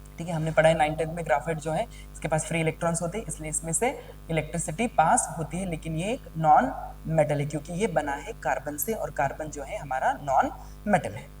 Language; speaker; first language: Hindi; native; Hindi